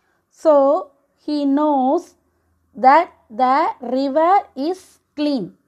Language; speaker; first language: English; non-native, local second language; Tamil